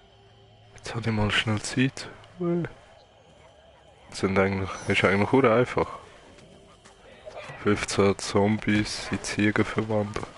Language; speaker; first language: German; native; German